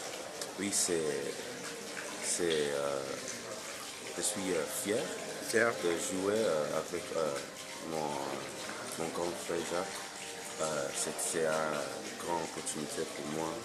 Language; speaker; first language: French; non-native, learner; English